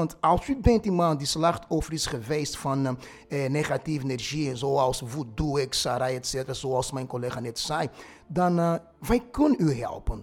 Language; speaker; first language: Dutch; non-native, fluent; Portuguese